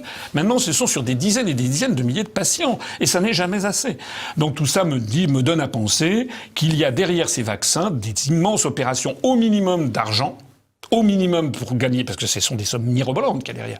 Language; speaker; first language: French; native; French